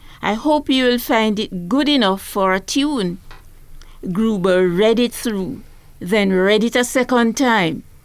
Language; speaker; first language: English; native; English